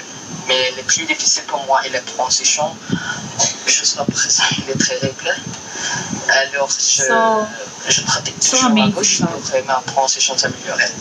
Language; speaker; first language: French; non-native, learner; Filipino